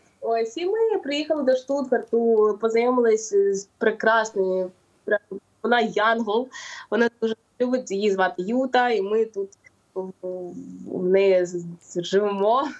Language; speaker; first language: Ukrainian; non-native, local second language; Russian